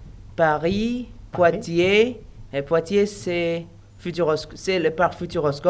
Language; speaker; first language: French; non-native, fluent; Indonesian